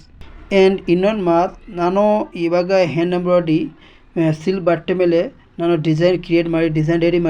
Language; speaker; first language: Kannada; non-native, local second language; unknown